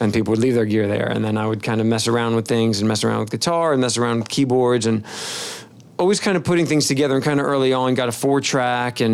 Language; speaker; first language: English; native; English